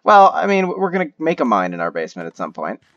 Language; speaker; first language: English; native; English